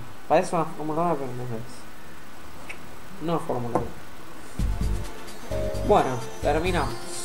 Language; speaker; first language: Spanish; native; Spanish